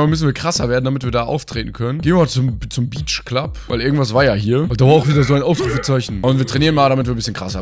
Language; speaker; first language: German; native; German